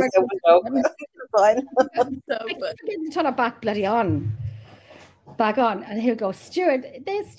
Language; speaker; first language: English; native; English